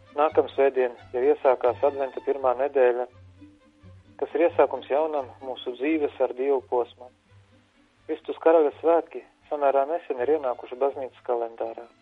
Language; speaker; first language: Latvian; native; Latvian